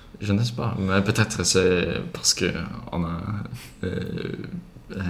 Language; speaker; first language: French; non-native, learner; Swedish